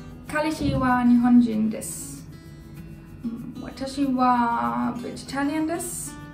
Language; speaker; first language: Japanese; non-native, learner; German